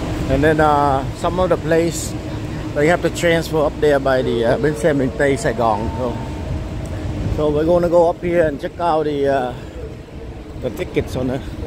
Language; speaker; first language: English; non-native, fluent; Vietnamese